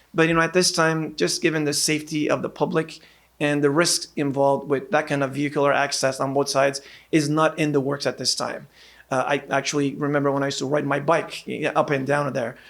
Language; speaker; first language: English; native; English